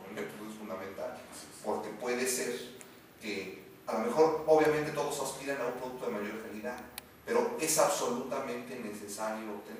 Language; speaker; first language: Spanish; native; Spanish